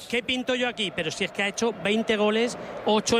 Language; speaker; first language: Spanish; native; Spanish